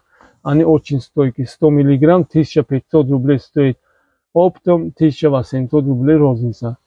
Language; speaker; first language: Russian; non-native, learner; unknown